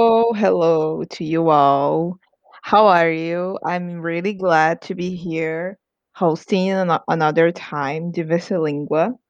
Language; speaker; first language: English; non-native, fluent; Portuguese